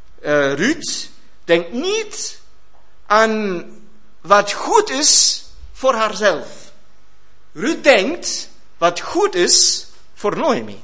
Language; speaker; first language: Dutch; non-native, learner; German